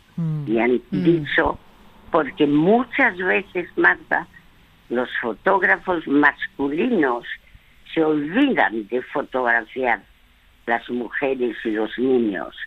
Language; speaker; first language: Spanish; early bilingual, other home language; French